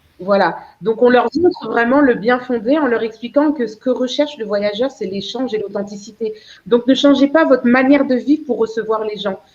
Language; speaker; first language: French; early bilingual, other home language; Lingala